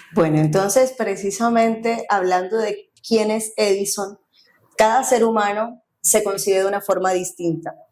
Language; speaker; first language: Spanish; native; Spanish